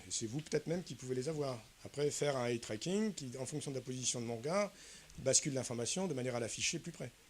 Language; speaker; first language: French; native; French